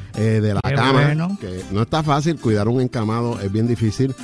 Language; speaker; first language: Spanish; native; Spanish